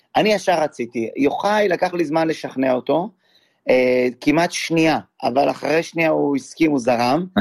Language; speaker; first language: Hebrew; native; Hebrew